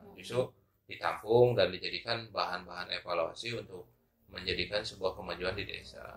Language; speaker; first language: Indonesian; non-native, local second language; Sundanese